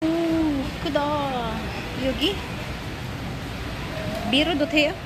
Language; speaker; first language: Korean; non-native, fluent; Filipino